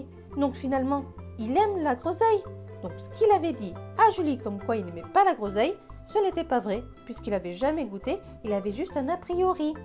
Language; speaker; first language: French; native; French